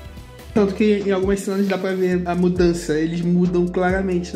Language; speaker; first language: Portuguese; native; Portuguese